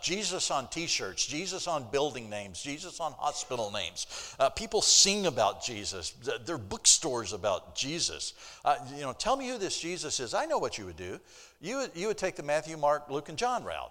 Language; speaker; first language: English; native; English